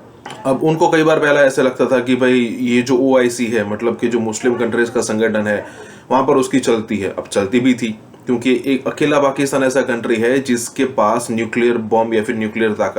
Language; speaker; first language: Hindi; native; Hindi